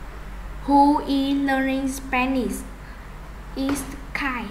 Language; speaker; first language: English; non-native, learner; Vietnamese